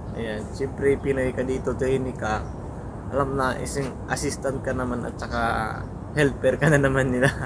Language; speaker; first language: Filipino; native; Filipino